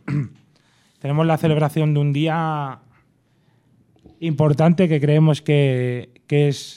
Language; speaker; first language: Spanish; native; Spanish